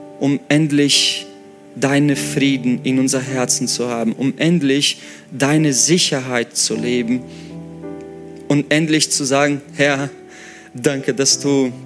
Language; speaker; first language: German; non-native, fluent; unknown